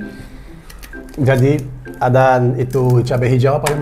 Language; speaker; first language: Indonesian; non-native, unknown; Portuguese